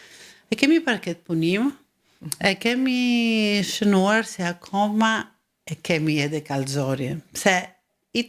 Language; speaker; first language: Albanian; early bilingual, heritage; Albanian